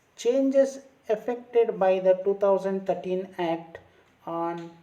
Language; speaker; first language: English; non-native, local second language; Kannada